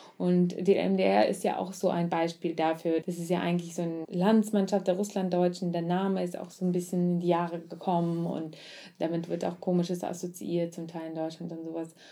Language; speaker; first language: German; early bilingual, other home language; Russian